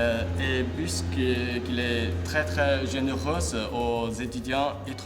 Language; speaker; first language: French; non-native, fluent; Chinese